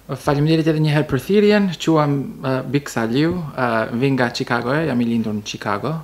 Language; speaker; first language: Albanian; early bilingual, heritage; Albanian